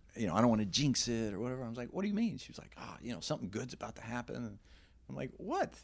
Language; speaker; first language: English; native; English